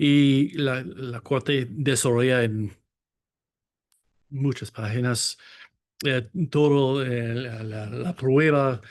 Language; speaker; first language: Spanish; non-native, fluent; English